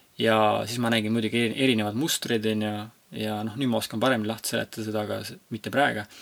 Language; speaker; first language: Estonian; native; Estonian